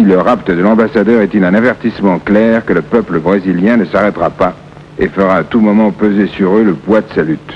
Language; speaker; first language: French; native; French